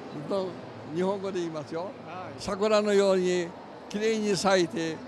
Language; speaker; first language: Portuguese; native; Portuguese